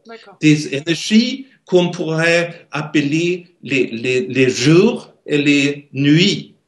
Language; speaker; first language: French; non-native, learner; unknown